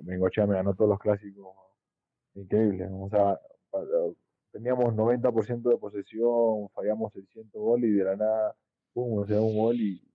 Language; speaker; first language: Spanish; native; Spanish